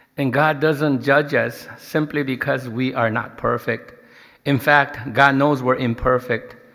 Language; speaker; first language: English; early bilingual, other home language; Korean